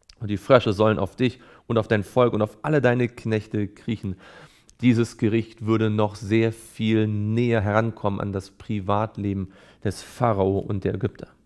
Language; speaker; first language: German; native; German